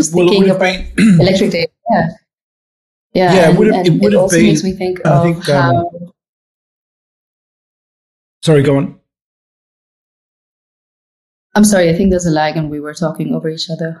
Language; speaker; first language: English; non-native, local second language; Marathi